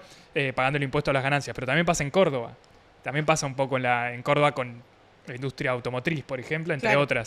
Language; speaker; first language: Spanish; native; Spanish